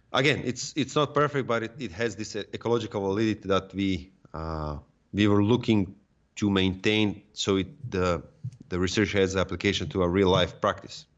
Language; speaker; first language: English; non-native, fluent; Serbian